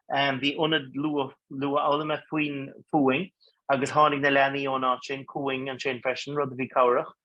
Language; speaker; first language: Irish; non-native, local second language; English